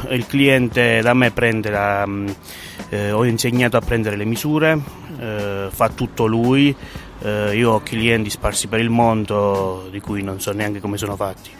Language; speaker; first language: Italian; native; Italian